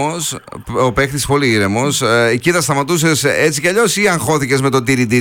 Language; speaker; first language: Greek; native; Greek